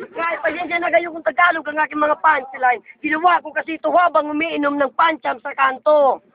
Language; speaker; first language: Filipino; non-native, local second language; Waray